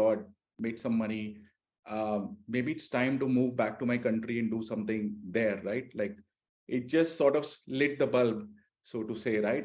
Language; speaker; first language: English; non-native, local second language; Hindi